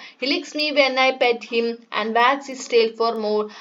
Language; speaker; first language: English; non-native, local second language; Malayalam